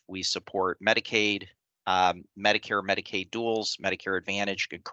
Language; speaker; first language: English; native; English